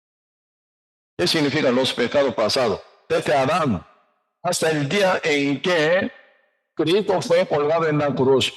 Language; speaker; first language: Spanish; non-native, learner; Korean